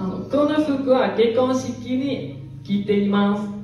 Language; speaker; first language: Japanese; non-native, learner; Indonesian